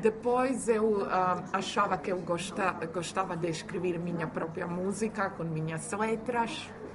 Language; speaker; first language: Portuguese; non-native, fluent; Croatian